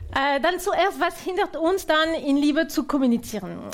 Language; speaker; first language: German; non-native, fluent; French